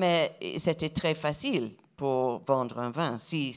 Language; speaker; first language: French; non-native, fluent; English